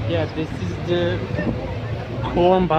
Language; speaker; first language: English; non-native, fluent; Turkish